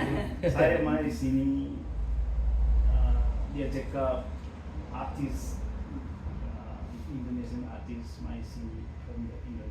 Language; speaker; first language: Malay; non-native, learner; Nepali